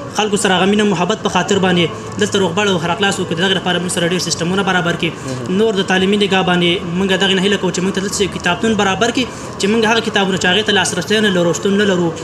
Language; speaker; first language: Pashto; native; Pashto